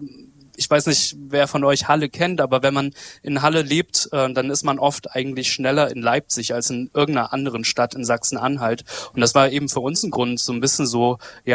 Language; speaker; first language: German; native; German